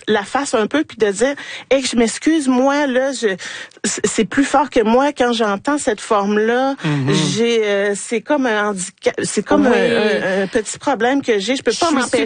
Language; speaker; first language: French; native; French